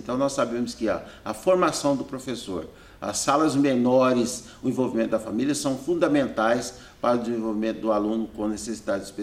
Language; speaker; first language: Portuguese; native; Portuguese